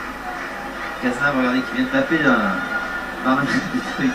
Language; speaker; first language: French; native; French